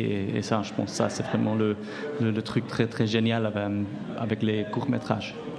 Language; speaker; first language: French; non-native, fluent; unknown